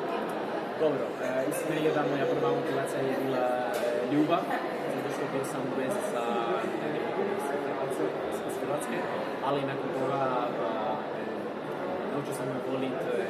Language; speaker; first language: Serbian; non-native, fluent; Spanish